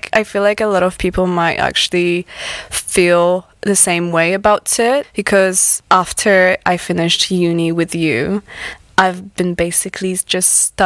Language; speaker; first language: English; non-native, fluent; Polish